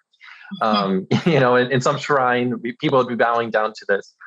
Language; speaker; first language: English; early bilingual, other home language; German